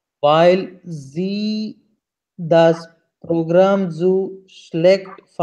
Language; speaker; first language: German; non-native, learner; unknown